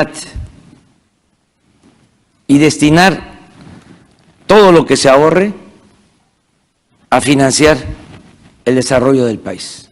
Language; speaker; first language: Spanish; native; Spanish